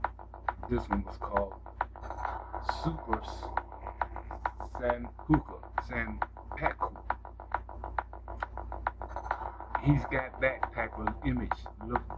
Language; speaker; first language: English; native; English